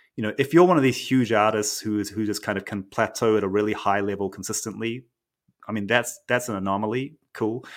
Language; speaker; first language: English; native; English